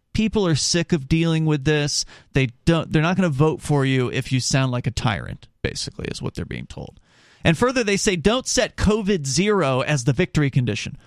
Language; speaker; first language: English; native; English